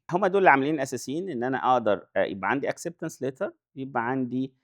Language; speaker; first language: Arabic; native; Arabic